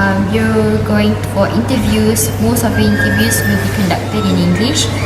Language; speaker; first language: English; non-native, local second language; Malay